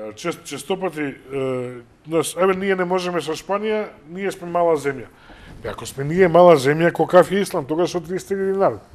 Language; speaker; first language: Macedonian; native; Macedonian